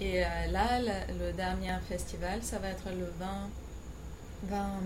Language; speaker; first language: French; non-native, fluent; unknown